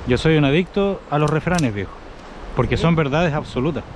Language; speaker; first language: Spanish; native; Spanish